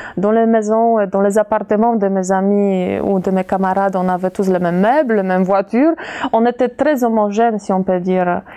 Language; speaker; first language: French; non-native, fluent; Polish